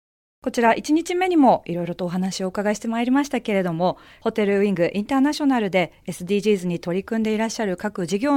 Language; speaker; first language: Japanese; native; Japanese